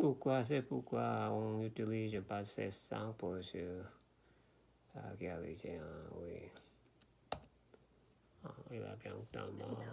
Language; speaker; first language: French; non-native, learner; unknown